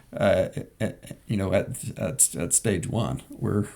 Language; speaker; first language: English; native; English